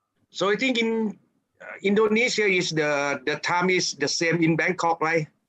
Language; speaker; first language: English; non-native, fluent; Thai